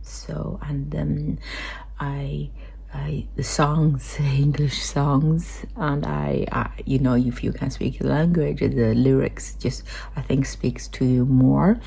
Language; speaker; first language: English; non-native, fluent; Chinese